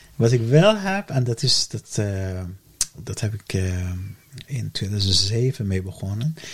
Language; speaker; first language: Dutch; non-native, fluent; Persian